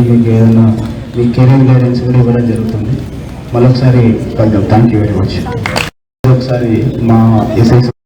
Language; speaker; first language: Telugu; native; Telugu